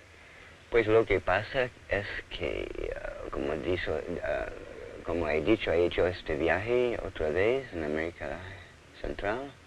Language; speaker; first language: Spanish; non-native, fluent; English